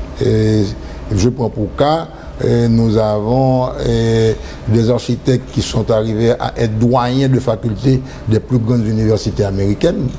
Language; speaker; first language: French; non-native, local second language; Haitian Creole